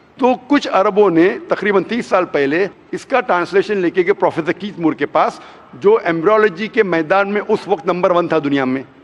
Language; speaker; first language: Hindi; non-native, local second language; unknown